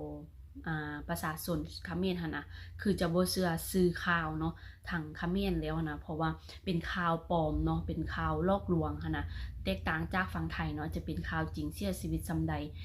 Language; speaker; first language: Thai; non-native, local second language; Northeastern Thai